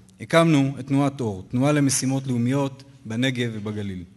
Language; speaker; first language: Hebrew; native; Hebrew